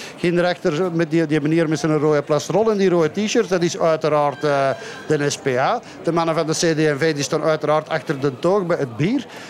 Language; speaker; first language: Dutch; native; Dutch